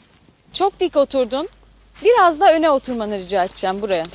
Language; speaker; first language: Turkish; native; Turkish